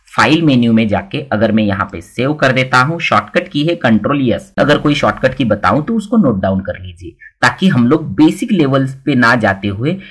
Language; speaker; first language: Hindi; non-native, local second language; Marathi